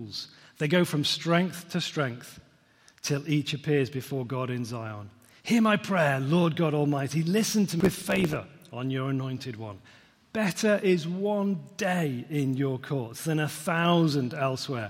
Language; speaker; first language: English; native; English